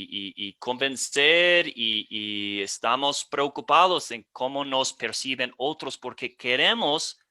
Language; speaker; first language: Spanish; non-native, fluent; English